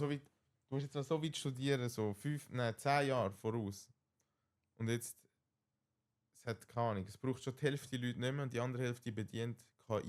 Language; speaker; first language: German; native; German